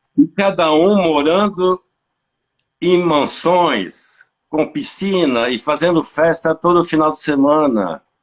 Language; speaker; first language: Portuguese; non-native, fluent; French